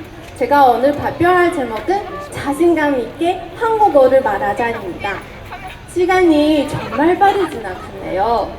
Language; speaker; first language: Korean; non-native, fluent; Chinese